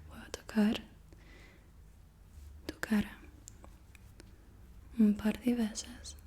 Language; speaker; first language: Spanish; non-native, learner; English